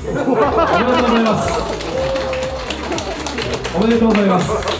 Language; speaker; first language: Japanese; native; Japanese